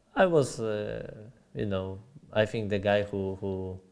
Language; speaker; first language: English; non-native, fluent; Polish